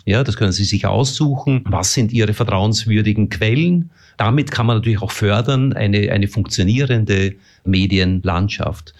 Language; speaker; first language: German; native; German